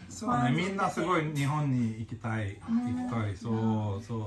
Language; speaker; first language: Japanese; non-native, fluent; Swedish